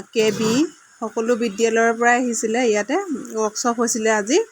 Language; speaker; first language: Assamese; native; Assamese